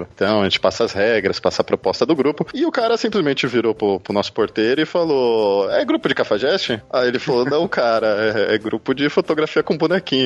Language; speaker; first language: Portuguese; native; Portuguese